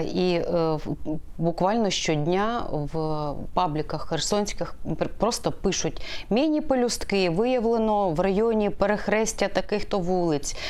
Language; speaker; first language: Ukrainian; native; Ukrainian